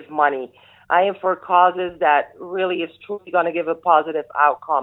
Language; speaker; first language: English; non-native, fluent; Dutch